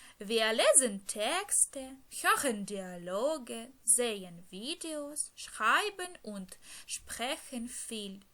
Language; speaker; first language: German; non-native, fluent; Ukrainian